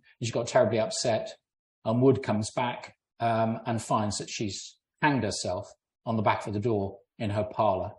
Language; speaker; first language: English; native; English